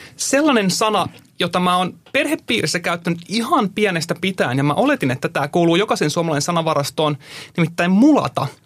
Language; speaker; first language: Finnish; native; Finnish